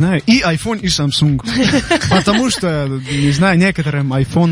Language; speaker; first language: Russian; non-native, local second language; Tajik